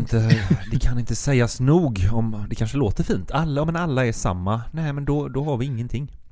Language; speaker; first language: Swedish; native; Swedish